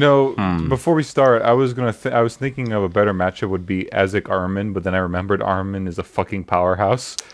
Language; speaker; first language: English; native; English